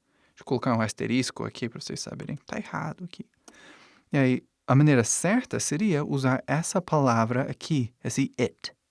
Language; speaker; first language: Portuguese; non-native, fluent; English